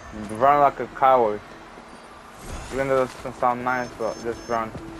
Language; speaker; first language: English; early bilingual, other home language; Spanish